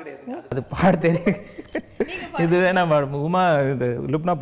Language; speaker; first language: Tamil; native; Tamil